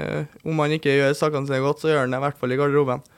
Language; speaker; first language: Norwegian; native; Norwegian